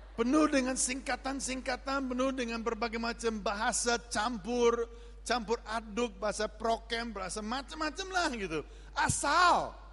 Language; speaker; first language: Indonesian; non-native, fluent; English